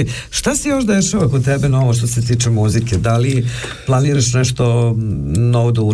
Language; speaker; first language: Serbian; native; Serbian